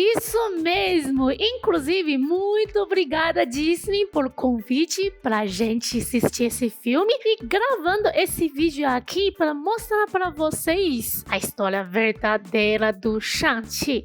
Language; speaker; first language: Portuguese; non-native, fluent; Chinese